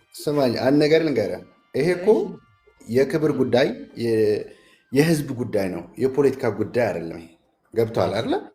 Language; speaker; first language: Amharic; non-native, local second language; Tigrinya